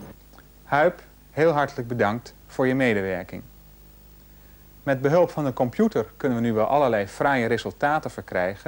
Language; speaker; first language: Dutch; native; Dutch